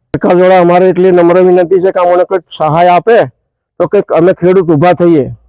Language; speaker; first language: Gujarati; native; Gujarati